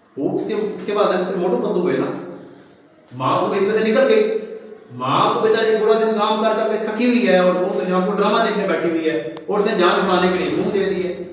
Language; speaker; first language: Urdu; non-native, local second language; Pahari-Potwari